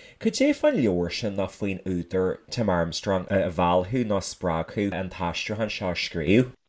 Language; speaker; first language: Irish; native; Irish